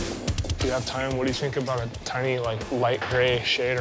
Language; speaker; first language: English; native; English